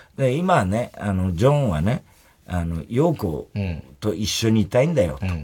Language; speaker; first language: Japanese; native; Japanese